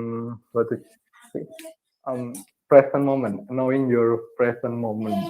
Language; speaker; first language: English; non-native, learner; Indonesian